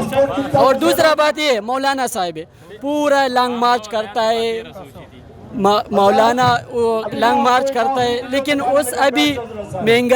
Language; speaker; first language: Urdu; non-native, local second language; Pashto